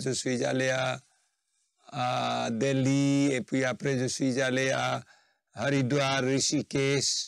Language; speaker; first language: French; non-native, fluent; Nepali